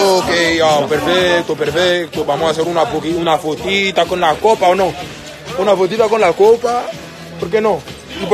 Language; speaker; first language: Spanish; non-native, fluent; French